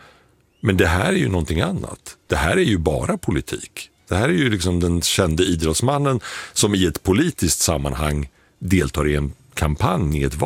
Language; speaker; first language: Swedish; native; Swedish